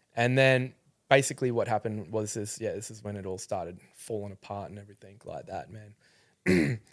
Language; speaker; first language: English; native; English